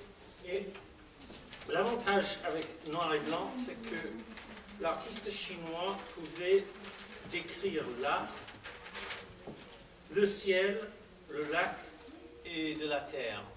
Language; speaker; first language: French; non-native, fluent; English